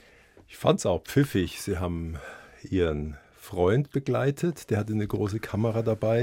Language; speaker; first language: German; native; German